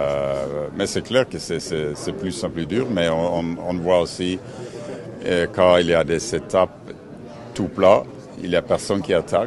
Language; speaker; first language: French; non-native, fluent; Norwegian